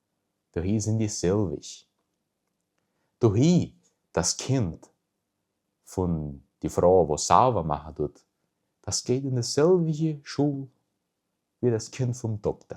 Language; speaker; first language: German; early bilingual, heritage; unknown